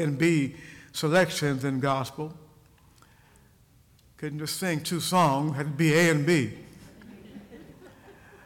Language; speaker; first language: English; native; English